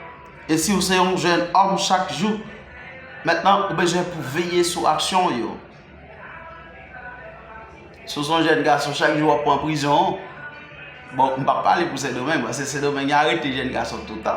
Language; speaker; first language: French; non-native, learner; Haitian Creole